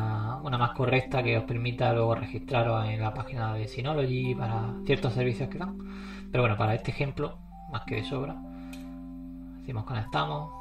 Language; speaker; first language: Spanish; native; Spanish